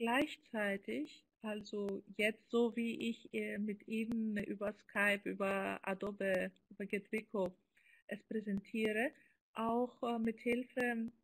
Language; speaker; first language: German; non-native, fluent; Greek